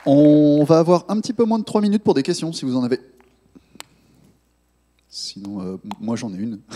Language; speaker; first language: French; native; French